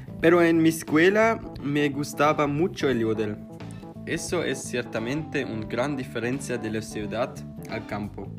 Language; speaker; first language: Spanish; non-native, learner; German